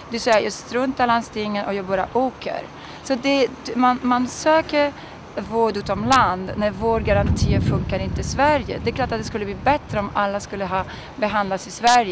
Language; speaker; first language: Swedish; non-native, fluent; Italian